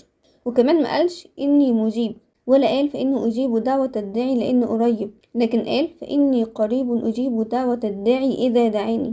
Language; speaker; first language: Arabic; native; Arabic